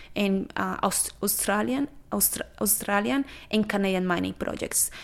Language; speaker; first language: English; non-native, fluent; Spanish